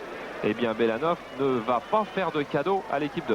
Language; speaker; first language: French; native; French